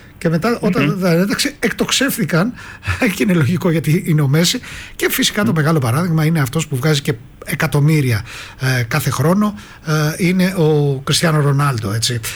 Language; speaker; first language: Greek; native; Greek